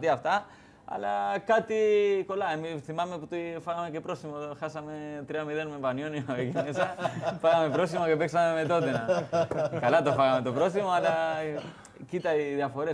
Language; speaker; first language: Greek; non-native, fluent; Spanish